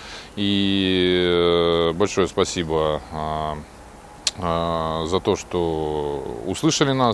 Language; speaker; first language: Russian; native; Russian